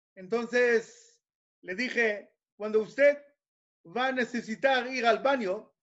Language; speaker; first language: Spanish; non-native, fluent; Hebrew